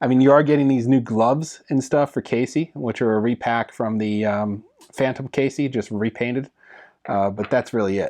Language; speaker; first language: English; native; English